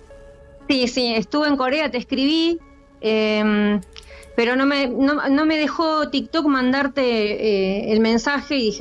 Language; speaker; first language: Spanish; native; Spanish